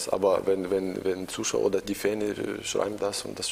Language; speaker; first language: German; non-native, learner; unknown